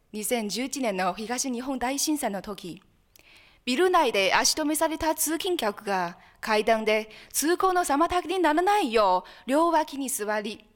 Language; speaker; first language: Japanese; non-native, fluent; Chinese